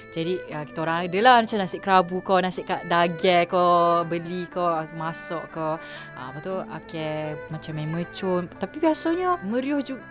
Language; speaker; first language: Malay; non-native, local second language; Min Nan Chinese